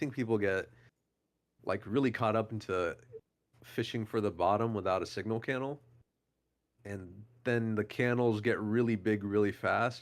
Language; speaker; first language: English; native; English